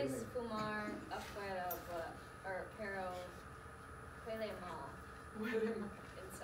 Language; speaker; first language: Spanish; non-native, learner; English